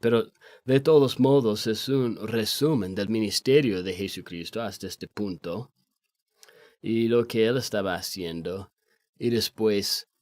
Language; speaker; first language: Spanish; non-native, fluent; English